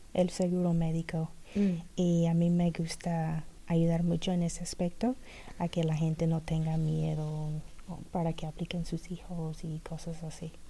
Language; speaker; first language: Spanish; non-native, fluent; English